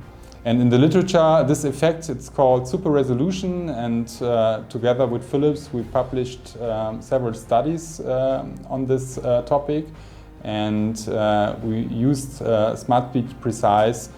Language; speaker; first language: English; non-native, fluent; German